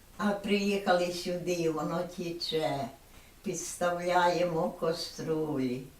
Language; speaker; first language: Ukrainian; native; Ukrainian